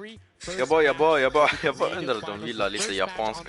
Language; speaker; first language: Swedish; early bilingual, other home language; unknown